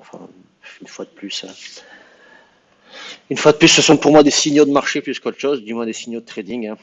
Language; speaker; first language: French; native; French